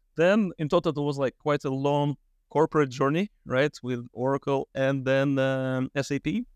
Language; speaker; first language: English; non-native, fluent; Russian